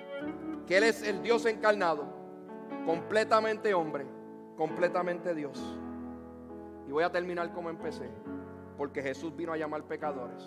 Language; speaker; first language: Spanish; native; Spanish